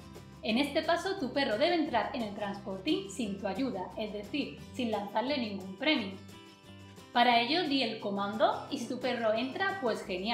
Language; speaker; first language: Spanish; native; Spanish